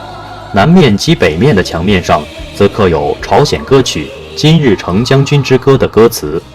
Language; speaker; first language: Chinese; native; Chinese